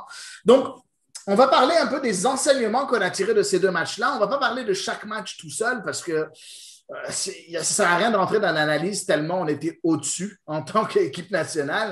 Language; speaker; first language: French; native; French